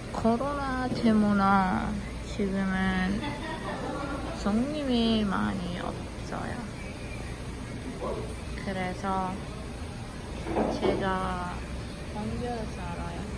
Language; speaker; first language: Korean; non-native, learner; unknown